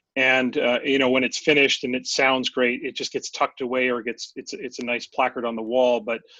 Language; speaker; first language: English; native; English